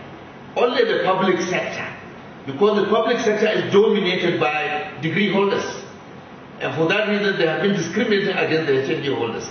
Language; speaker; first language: English; non-native, local second language; Hausa